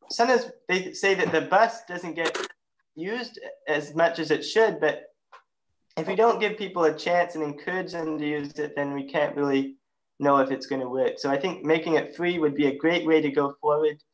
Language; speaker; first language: English; native; English